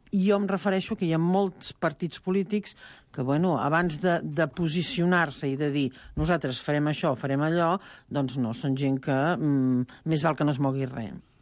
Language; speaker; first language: Catalan; native; Catalan